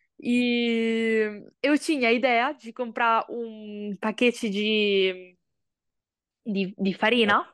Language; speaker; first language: Portuguese; non-native, learner; Italian